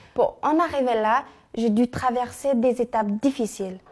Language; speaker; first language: French; non-native, fluent; Albanian